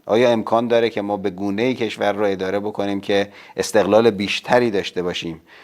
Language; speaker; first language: Persian; native; Persian